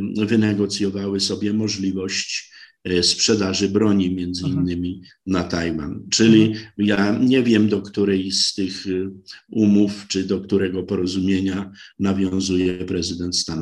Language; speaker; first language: Polish; native; Polish